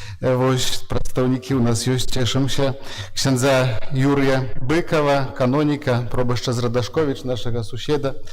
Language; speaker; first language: Belarusian; native; Belarusian